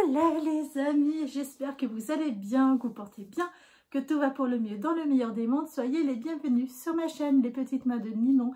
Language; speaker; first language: French; native; French